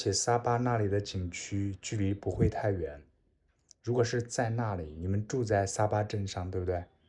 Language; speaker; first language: Chinese; native; Chinese